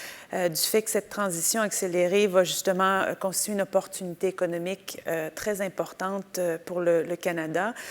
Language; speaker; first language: French; native; French